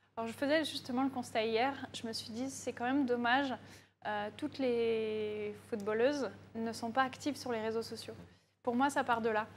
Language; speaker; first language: French; native; French